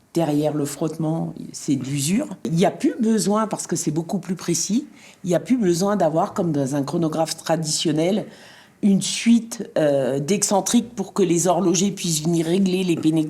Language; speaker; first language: French; native; French